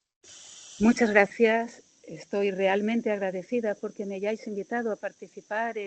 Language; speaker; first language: Spanish; native; Spanish